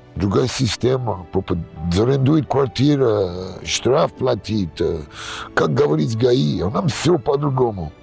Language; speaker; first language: Russian; non-native, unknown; English